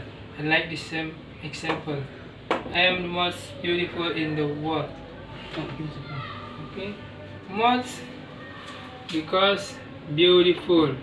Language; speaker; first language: English; non-native, learner; Indonesian